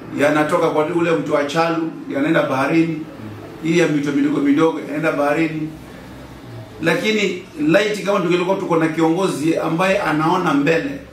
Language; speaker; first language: Swahili; native; Swahili